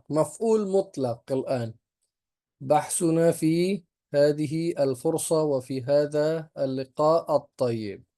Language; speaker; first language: Arabic; non-native, fluent; Indonesian